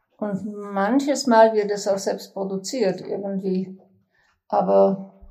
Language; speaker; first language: German; native; German